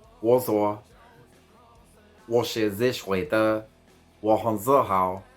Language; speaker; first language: Chinese; non-native, learner; English